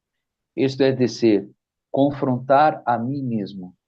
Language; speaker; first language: Spanish; non-native, fluent; Portuguese